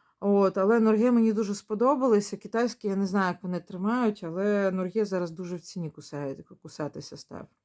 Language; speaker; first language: Ukrainian; non-native, local second language; Russian